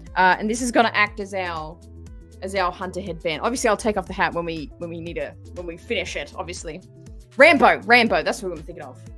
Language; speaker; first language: English; native; English